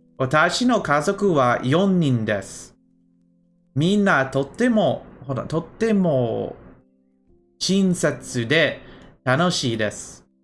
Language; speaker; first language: Japanese; non-native, fluent; English